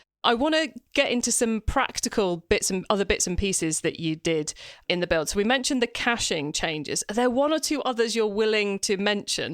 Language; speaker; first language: English; native; English